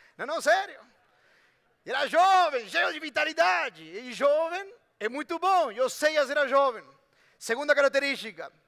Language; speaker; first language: Portuguese; non-native, fluent; Spanish